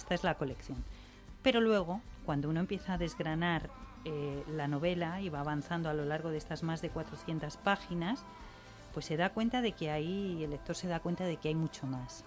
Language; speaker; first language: Spanish; native; Spanish